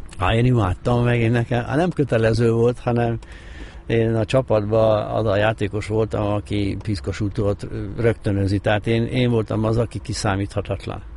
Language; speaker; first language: Hungarian; native; Hungarian